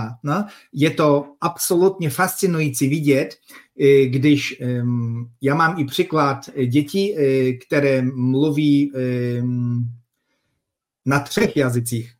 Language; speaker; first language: Czech; non-native, fluent; Polish